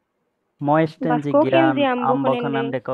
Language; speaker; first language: German; non-native, learner; Bangla